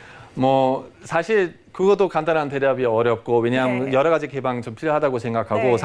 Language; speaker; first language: Korean; non-native, fluent; German